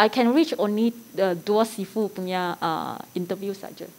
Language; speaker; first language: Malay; non-native, local second language; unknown